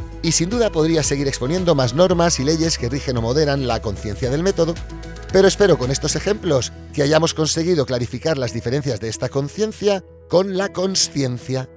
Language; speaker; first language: Spanish; native; Spanish